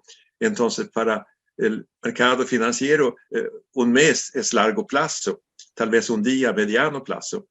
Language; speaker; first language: Spanish; non-native, fluent; Swedish